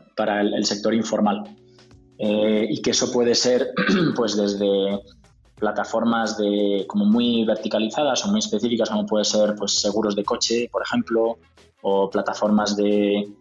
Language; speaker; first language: Spanish; native; Spanish